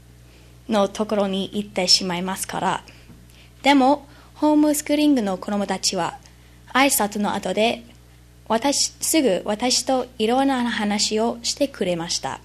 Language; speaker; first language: Japanese; non-native, learner; English